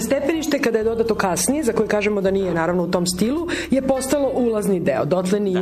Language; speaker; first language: Serbian; native; Serbian